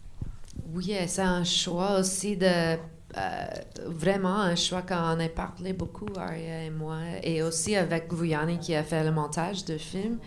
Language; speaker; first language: French; non-native, local second language; English